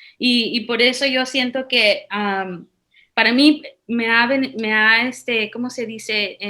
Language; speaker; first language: Spanish; early bilingual, heritage; Spanish